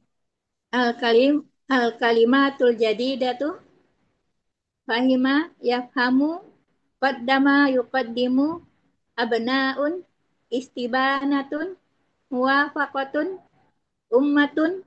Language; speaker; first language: Arabic; non-native, learner; Indonesian